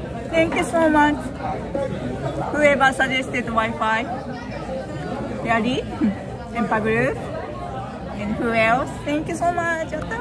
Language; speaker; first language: English; non-native, fluent; Japanese